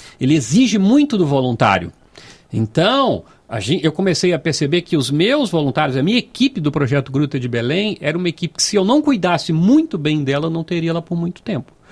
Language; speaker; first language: Portuguese; native; Portuguese